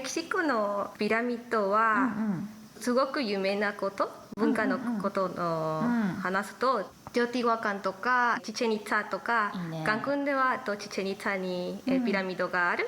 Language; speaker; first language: Japanese; non-native, learner; Spanish